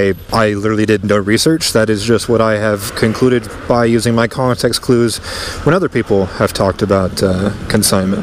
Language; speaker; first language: English; native; English